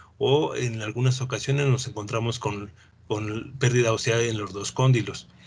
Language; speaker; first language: Spanish; native; Spanish